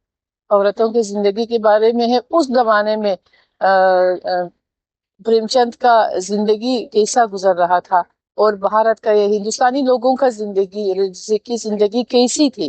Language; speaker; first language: Hindi; non-native, fluent; Tajik